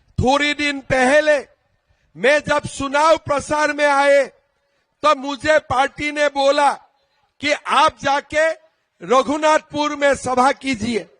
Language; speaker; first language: Hindi; non-native, local second language; Assamese